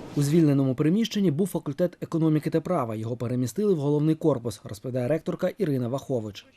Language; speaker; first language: Ukrainian; native; Ukrainian